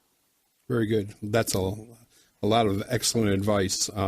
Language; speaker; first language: English; native; English